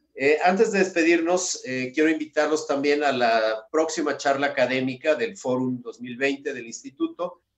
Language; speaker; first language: Spanish; native; Spanish